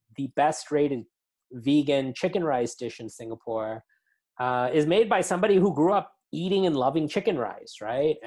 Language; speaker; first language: English; native; English